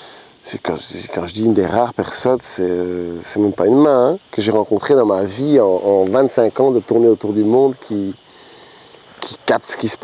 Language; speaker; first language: French; native; French